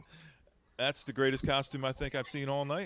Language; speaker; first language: English; native; English